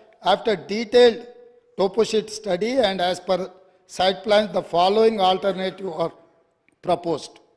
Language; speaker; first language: English; non-native, local second language; Telugu